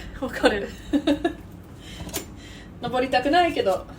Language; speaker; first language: Japanese; non-native, learner; English